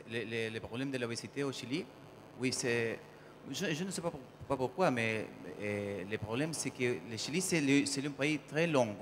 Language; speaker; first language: French; non-native, learner; Spanish